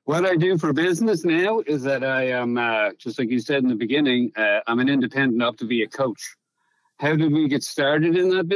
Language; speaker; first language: English; native; English